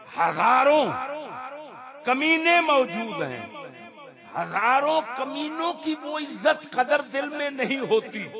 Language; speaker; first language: Urdu; non-native, local second language; Punjabi